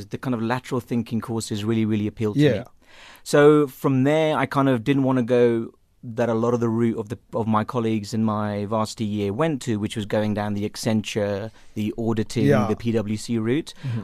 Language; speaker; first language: English; native; English